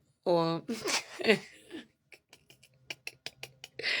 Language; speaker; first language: English; native; English